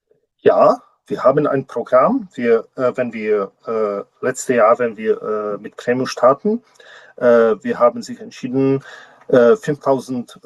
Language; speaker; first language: German; non-native, learner; Czech